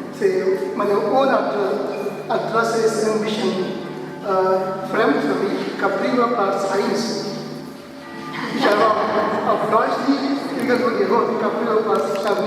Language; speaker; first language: German; non-native, learner; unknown